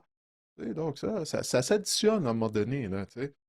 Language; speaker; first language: French; native; French